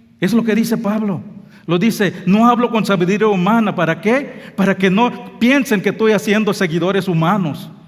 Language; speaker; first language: Spanish; non-native, local second language; English